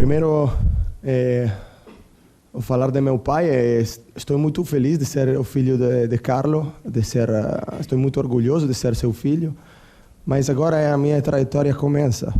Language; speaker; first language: Portuguese; non-native, learner; Italian